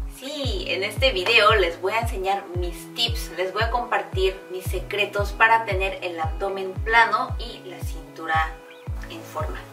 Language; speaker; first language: Spanish; non-native, fluent; Korean